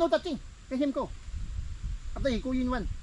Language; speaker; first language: English; non-native, local second language; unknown